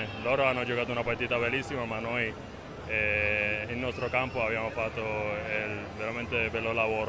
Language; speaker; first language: Italian; non-native, learner; Spanish